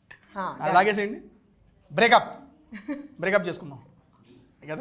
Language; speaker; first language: Telugu; native; Telugu